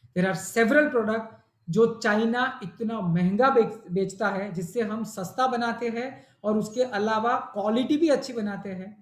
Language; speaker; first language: Hindi; non-native, local second language; Gujarati